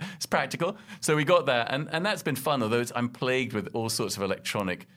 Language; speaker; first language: English; native; English